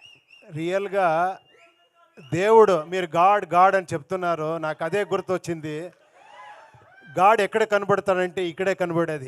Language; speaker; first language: Telugu; non-native, local second language; Kannada